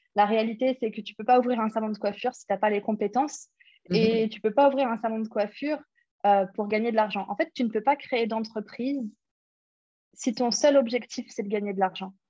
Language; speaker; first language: French; early bilingual, other home language; English